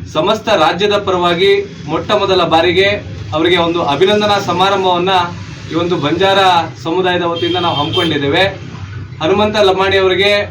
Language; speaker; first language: Kannada; non-native, local second language; Lambadi